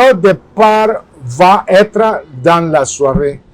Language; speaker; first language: French; non-native, fluent; Spanish